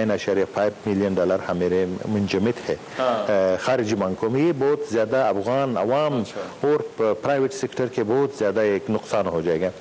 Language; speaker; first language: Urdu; non-native, learner; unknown